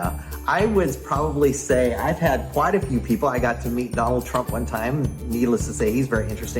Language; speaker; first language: English; native; English